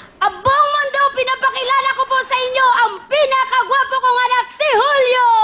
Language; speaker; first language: Filipino; non-native, local second language; Kinaray-a